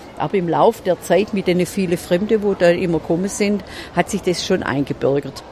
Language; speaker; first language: German; native; German